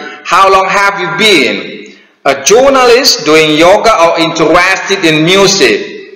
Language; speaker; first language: English; non-native, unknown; Indonesian